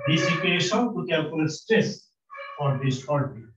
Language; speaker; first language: English; non-native, local second language; Bangla